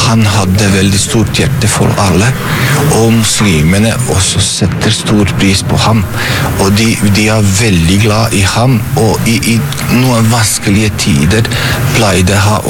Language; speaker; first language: Norwegian; non-native, fluent; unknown